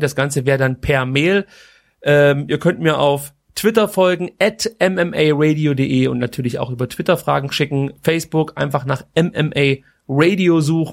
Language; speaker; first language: German; native; German